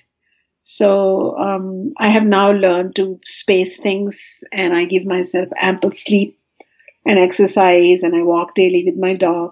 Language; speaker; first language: English; non-native, local second language; Hindi